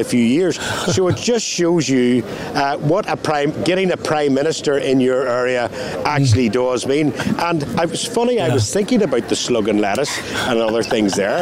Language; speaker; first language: English; native; English